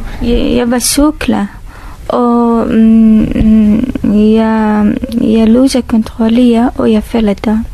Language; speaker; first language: Danish; non-native, learner; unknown